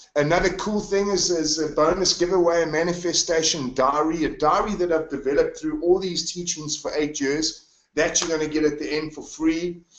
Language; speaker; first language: English; native; English